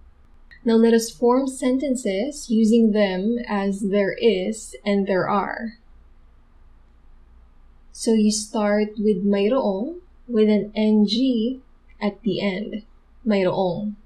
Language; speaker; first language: English; non-native, local second language; Filipino